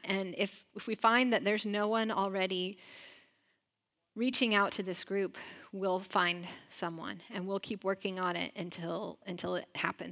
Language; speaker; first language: English; native; English